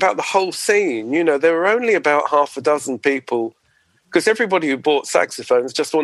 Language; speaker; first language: English; native; English